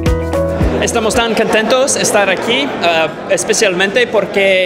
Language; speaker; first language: Spanish; non-native, fluent; English